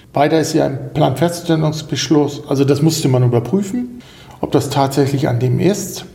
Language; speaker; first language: German; native; German